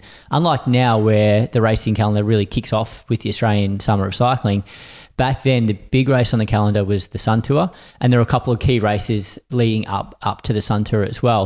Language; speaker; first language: English; native; English